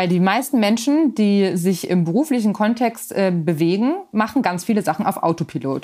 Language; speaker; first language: German; native; German